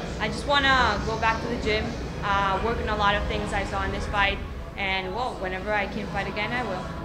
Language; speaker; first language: English; non-native, fluent; Spanish